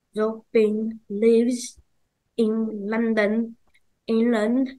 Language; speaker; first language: English; non-native, learner; Vietnamese